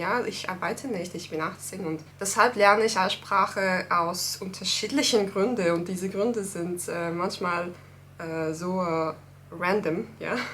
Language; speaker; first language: German; non-native, fluent; Turkish